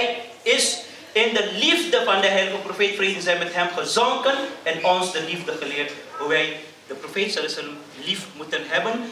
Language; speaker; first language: Dutch; early bilingual, other home language; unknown